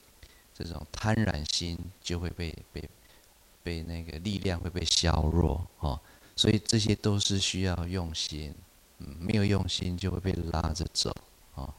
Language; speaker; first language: Chinese; native; Chinese